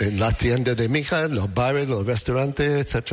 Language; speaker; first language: Spanish; non-native, learner; English